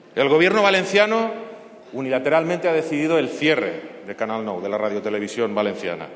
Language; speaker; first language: Spanish; non-native, local second language; Catalan